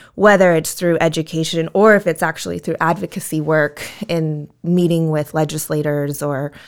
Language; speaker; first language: English; native; English